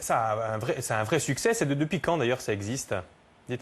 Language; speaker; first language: French; native; French